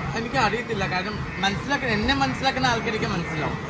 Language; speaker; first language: Malayalam; non-native, fluent; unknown